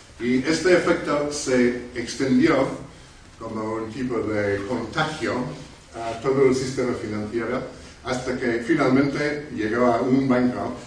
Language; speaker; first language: Spanish; non-native, fluent; English